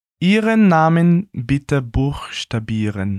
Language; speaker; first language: German; non-native, fluent; Portuguese